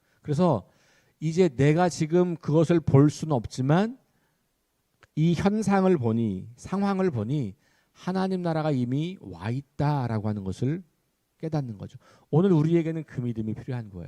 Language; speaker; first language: Korean; native; Korean